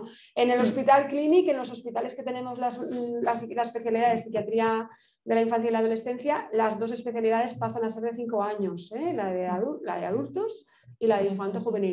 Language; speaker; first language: Spanish; native; Spanish